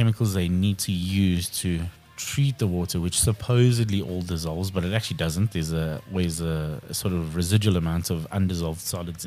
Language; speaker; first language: English; native; English